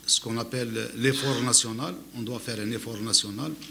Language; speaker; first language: French; non-native, local second language; Arabic